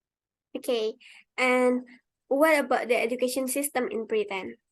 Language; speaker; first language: English; non-native, learner; Indonesian